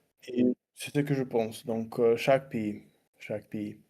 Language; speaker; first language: French; non-native, learner; Russian